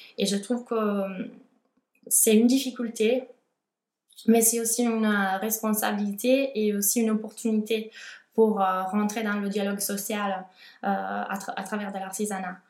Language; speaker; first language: French; non-native, fluent; Italian